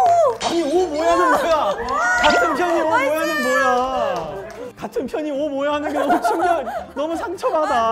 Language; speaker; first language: Korean; native; Korean